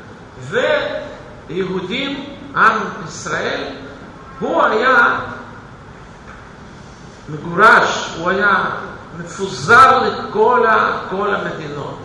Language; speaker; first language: Hebrew; non-native, fluent; Russian